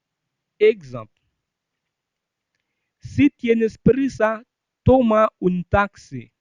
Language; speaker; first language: Spanish; non-native, fluent; Haitian Creole